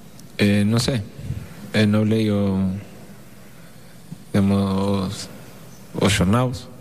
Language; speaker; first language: Portuguese; non-native, fluent; Spanish